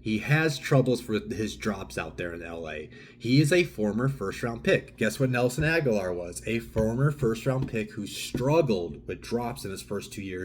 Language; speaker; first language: English; native; English